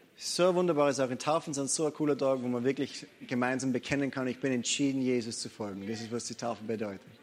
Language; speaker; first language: German; native; German